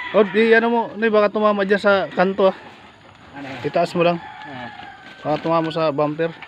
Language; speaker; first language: Filipino; native; Filipino